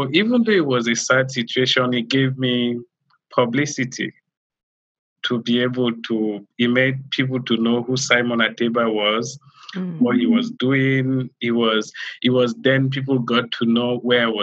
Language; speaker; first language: English; non-native, local second language; French